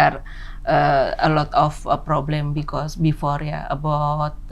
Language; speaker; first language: English; non-native, learner; Indonesian